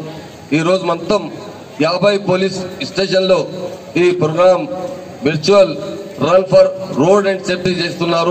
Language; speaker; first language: Telugu; non-native, local second language; Urdu